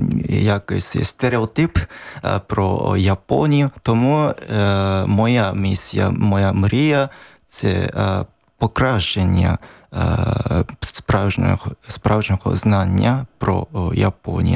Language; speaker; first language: Ukrainian; non-native, learner; Japanese